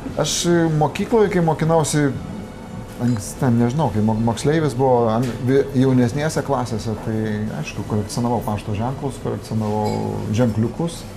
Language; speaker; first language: Lithuanian; native; Lithuanian